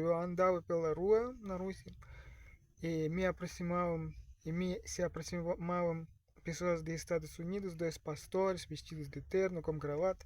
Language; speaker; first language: Portuguese; non-native, learner; Russian